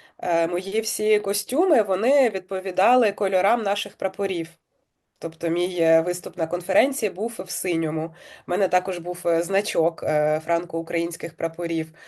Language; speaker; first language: Ukrainian; native; Ukrainian